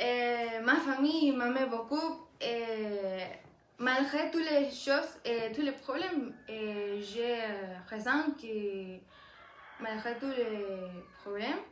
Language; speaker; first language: French; non-native, learner; Spanish